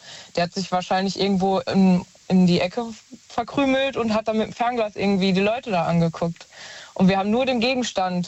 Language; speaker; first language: German; native; German